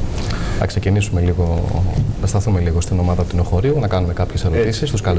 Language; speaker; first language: Greek; native; Greek